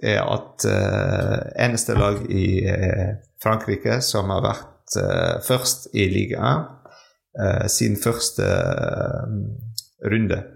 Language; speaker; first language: Norwegian; non-native, fluent; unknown